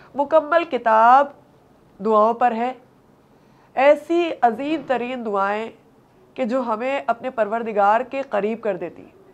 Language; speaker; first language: Hindi; native; Hindi